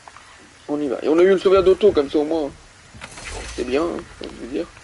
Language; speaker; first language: French; native; French